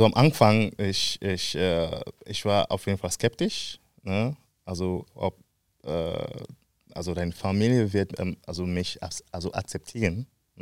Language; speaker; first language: German; non-native, fluent; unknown